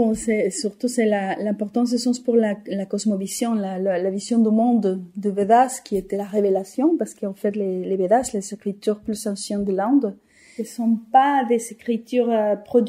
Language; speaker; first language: French; non-native, fluent; Spanish